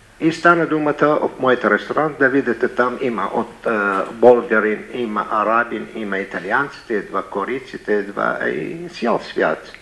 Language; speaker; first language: Bulgarian; non-native, learner; Arabic